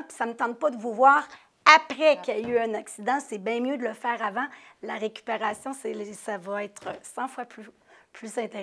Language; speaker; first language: French; native; French